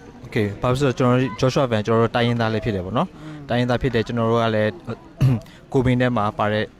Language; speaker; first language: Burmese; non-native, local second language; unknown